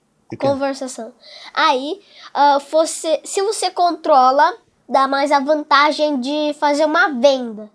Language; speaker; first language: Portuguese; non-native, local second language; English